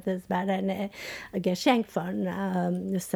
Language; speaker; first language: German; non-native, fluent; Albanian